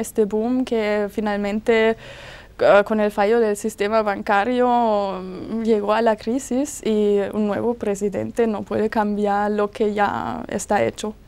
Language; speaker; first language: Spanish; non-native, fluent; German